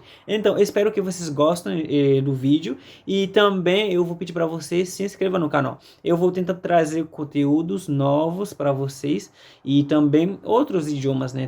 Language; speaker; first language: Portuguese; non-native, fluent; Haitian Creole